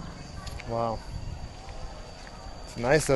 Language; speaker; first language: English; native; English